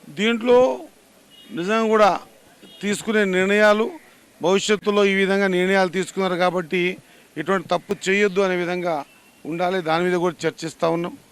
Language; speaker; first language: Telugu; native; Telugu